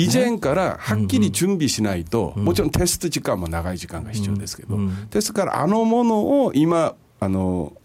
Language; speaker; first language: Japanese; non-native, fluent; Korean